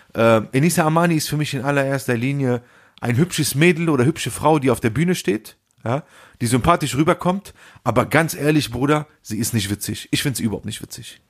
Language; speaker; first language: German; native; German